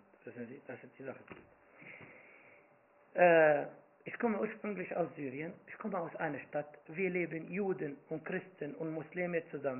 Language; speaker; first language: German; non-native, fluent; Arabic